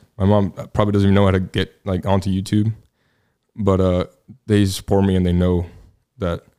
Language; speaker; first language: English; native; English